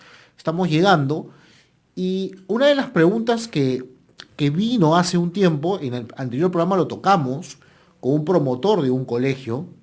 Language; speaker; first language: Spanish; native; Spanish